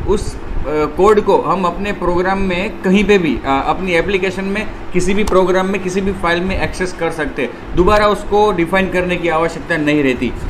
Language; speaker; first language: Hindi; non-native, local second language; Gujarati